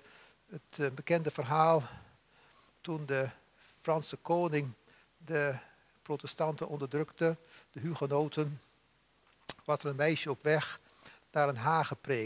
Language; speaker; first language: Dutch; native; Dutch